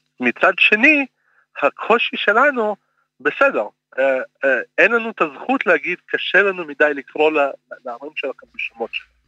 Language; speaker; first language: Hebrew; early bilingual, other home language; Russian